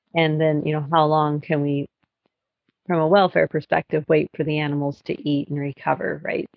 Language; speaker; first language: English; native; English